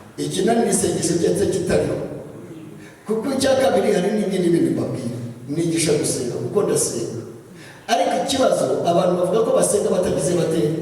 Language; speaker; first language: Kinyarwanda; early bilingual, heritage; Kinyarwanda